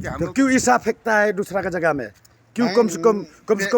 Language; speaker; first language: Hindi; non-native, local second language; Khasi